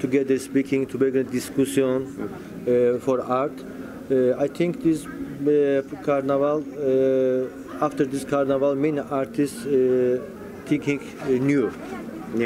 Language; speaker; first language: English; non-native, learner; Turkish